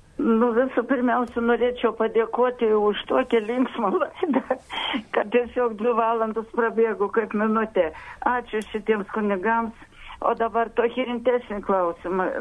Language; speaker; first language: Lithuanian; native; Lithuanian